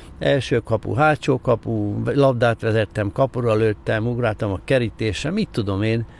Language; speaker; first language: Hungarian; native; Hungarian